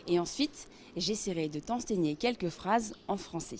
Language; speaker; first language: French; native; French